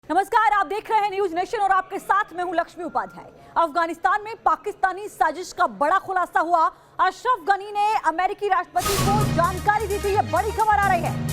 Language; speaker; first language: Hindi; native; Hindi